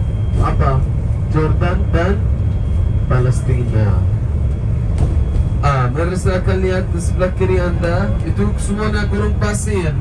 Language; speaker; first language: Indonesian; non-native, fluent; Arabic